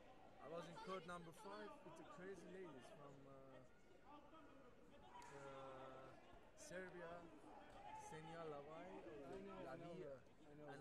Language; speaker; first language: English; non-native, fluent; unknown